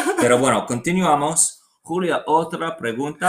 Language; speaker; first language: Spanish; non-native, learner; English